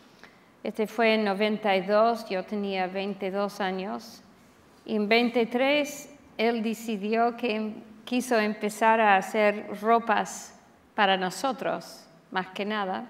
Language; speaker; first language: Spanish; non-native, fluent; English